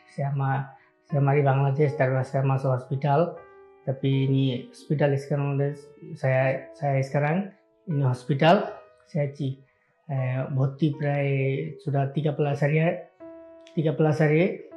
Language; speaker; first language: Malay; non-native, learner; Bangla